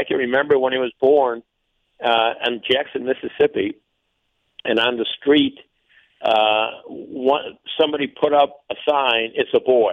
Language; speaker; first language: English; native; English